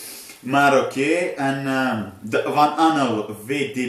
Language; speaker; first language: Dutch; early bilingual, other home language; Arabic